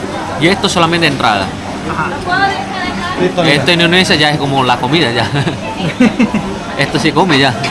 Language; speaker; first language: Spanish; non-native, fluent; Indonesian